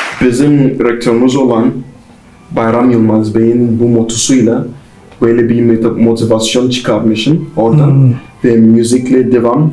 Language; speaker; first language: Turkish; non-native, fluent; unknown